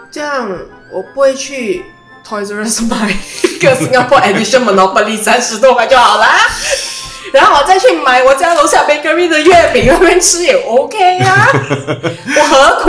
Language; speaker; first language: Chinese; native; Chinese